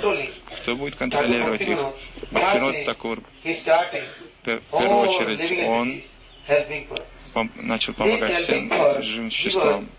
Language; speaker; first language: Russian; non-native, learner; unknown